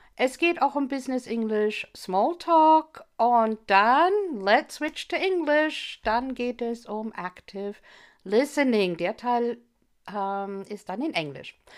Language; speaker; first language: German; non-native, fluent; English